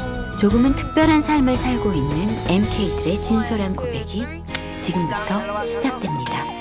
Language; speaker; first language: Korean; native; Korean